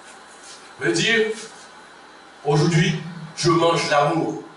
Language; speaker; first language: French; non-native, local second language; Haitian Creole